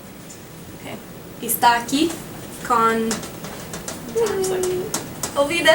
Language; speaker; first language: Spanish; non-native, learner; English